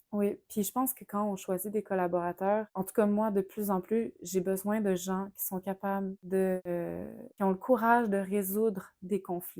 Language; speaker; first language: French; native; French